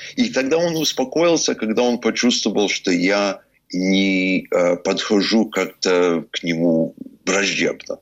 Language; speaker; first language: Russian; early bilingual, heritage; Russian